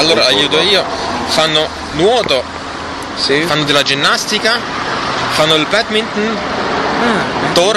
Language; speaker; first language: Italian; early bilingual, heritage; Italian